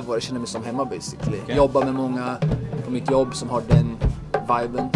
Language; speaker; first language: Swedish; native; Swedish